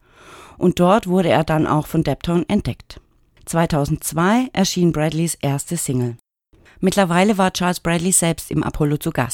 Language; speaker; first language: German; native; German